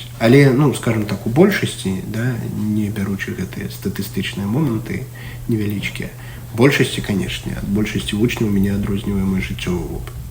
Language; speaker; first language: Belarusian; non-native, local second language; Russian